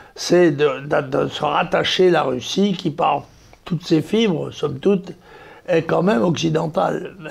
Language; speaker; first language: French; native; French